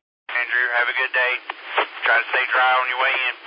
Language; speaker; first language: English; native; English